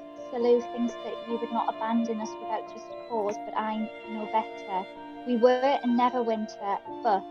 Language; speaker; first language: English; native; English